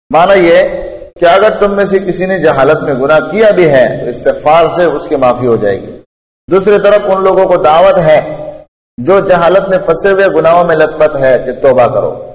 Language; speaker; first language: Urdu; non-native, local second language; Pashto